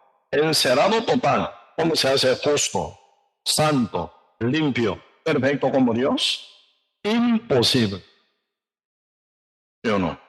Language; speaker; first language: Spanish; non-native, learner; Korean